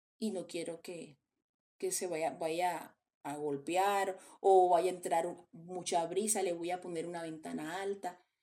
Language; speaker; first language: Spanish; native; Spanish